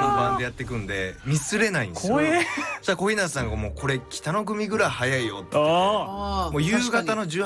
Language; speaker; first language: Japanese; native; Japanese